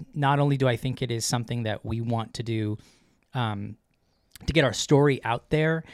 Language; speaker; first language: English; native; English